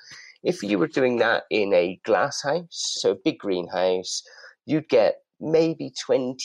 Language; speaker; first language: English; native; English